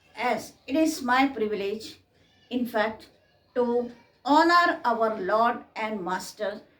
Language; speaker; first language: English; non-native, local second language; Kannada